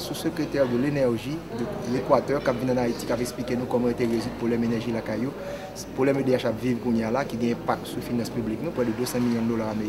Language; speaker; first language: French; non-native, local second language; Haitian Creole